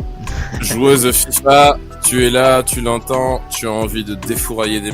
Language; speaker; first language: French; native; French